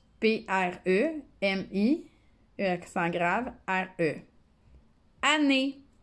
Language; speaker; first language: French; native; French